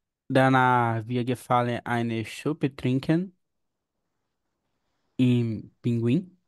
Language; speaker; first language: German; non-native, learner; Portuguese